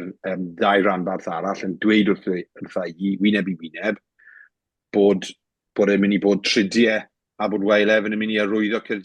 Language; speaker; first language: Welsh; native; Welsh